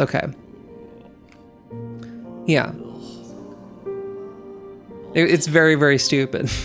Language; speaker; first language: English; native; English